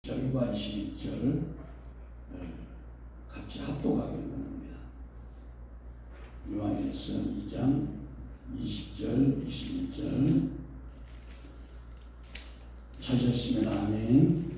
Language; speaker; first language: Korean; native; Korean